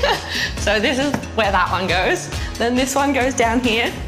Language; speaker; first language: English; native; English